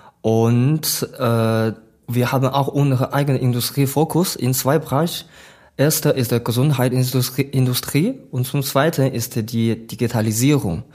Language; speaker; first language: German; non-native, learner; Chinese